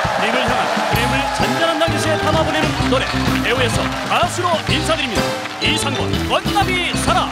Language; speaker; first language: Korean; native; Korean